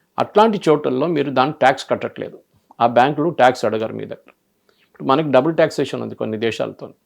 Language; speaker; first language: Telugu; non-native, local second language; Malayalam